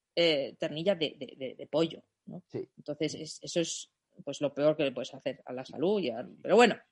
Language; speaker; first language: Spanish; non-native, fluent; German